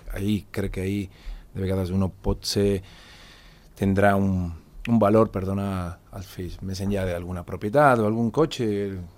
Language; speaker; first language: Catalan; non-native, local second language; Spanish